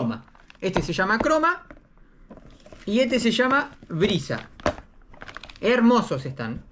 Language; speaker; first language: Spanish; native; Spanish